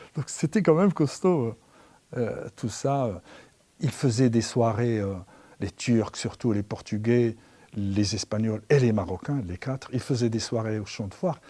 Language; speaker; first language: French; non-native, local second language; Arabic